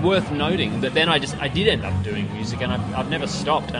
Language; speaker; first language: English; native; English